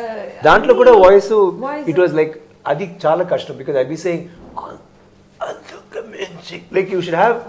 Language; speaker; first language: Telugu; non-native, learner; Tamil